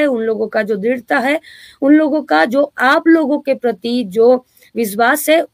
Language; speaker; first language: Hindi; non-native, local second language; Bangla